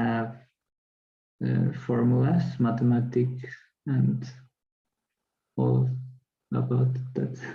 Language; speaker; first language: English; non-native, learner; Spanish